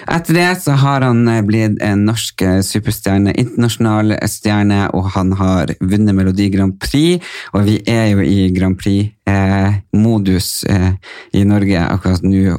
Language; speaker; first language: Norwegian; native; Norwegian